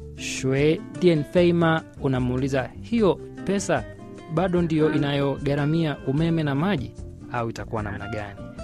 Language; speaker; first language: Swahili; native; Swahili